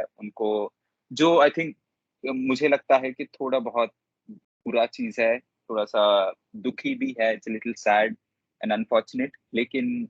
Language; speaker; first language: Hindi; non-native, local second language; Telugu